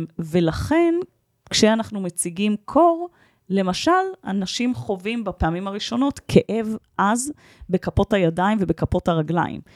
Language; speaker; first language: Hebrew; native; Hebrew